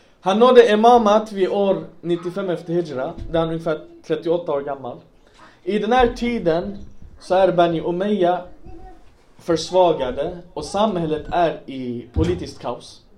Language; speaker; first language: Swedish; non-native, local second language; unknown